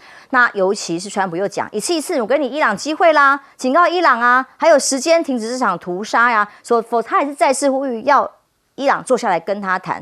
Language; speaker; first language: Chinese; native; Chinese